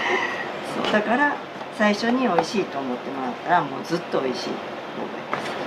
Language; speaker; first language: Japanese; native; Japanese